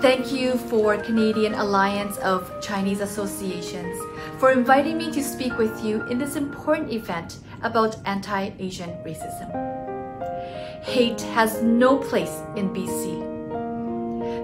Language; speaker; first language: English; non-native, fluent; Chinese